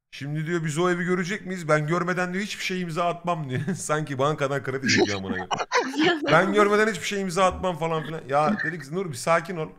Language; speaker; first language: Turkish; native; Turkish